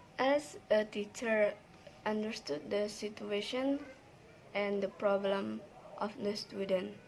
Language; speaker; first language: English; non-native, learner; Indonesian